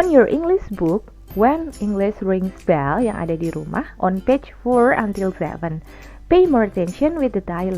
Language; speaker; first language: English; non-native, fluent; Indonesian